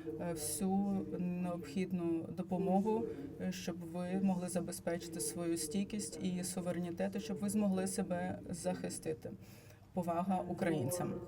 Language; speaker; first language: Ukrainian; non-native, fluent; Latvian